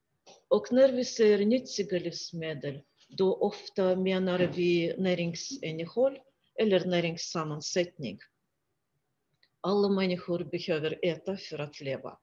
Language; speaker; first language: Swedish; non-native, fluent; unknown